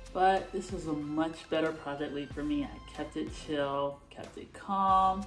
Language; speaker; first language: English; native; English